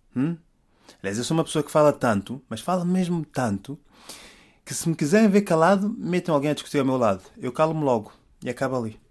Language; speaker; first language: Portuguese; native; Portuguese